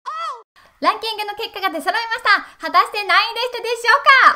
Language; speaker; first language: Japanese; native; Japanese